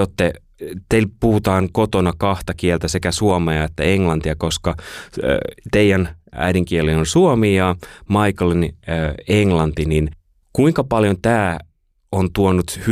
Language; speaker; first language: Finnish; native; Finnish